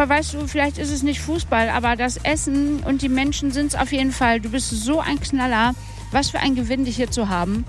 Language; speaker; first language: German; native; German